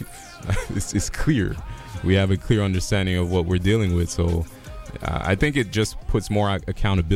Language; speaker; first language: English; native; English